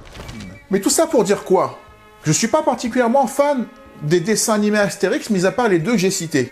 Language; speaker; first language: French; native; French